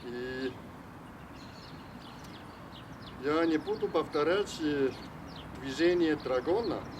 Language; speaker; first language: Russian; non-native, learner; Chinese